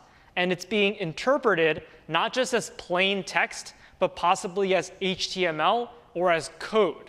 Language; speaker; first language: English; native; English